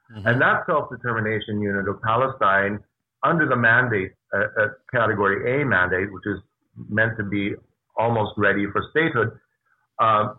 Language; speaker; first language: English; native; English